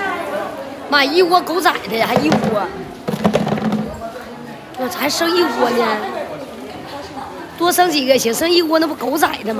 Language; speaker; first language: Chinese; native; Chinese